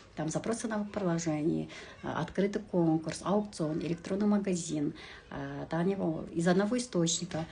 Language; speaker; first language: Russian; non-native, local second language; Kazakh